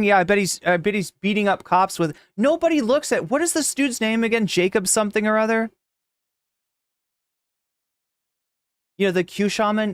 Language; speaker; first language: English; native; English